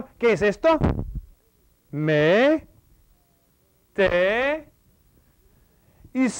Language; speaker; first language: Spanish; non-native, fluent; English